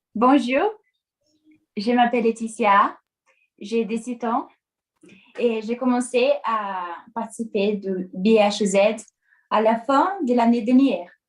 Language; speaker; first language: French; non-native, learner; Portuguese